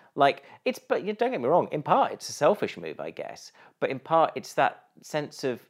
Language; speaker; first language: English; native; English